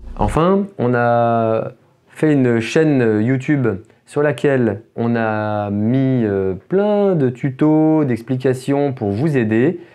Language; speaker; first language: French; native; French